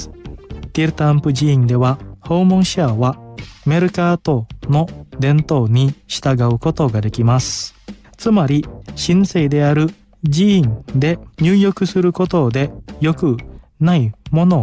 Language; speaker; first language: Japanese; non-native, fluent; Indonesian